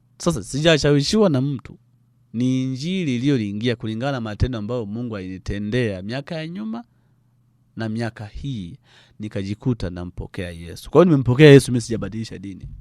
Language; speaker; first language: Swahili; native; Swahili